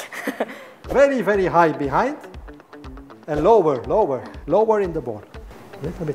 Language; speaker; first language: English; non-native, learner; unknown